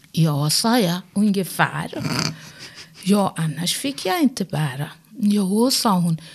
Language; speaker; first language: Swedish; non-native, fluent; Persian